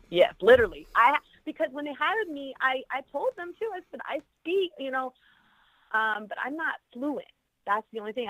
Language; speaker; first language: English; native; English